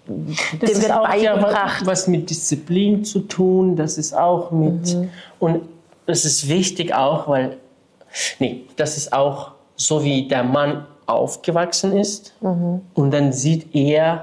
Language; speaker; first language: German; non-native, fluent; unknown